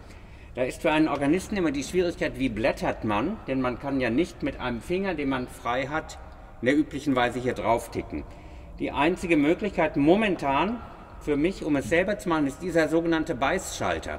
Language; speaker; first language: German; native; German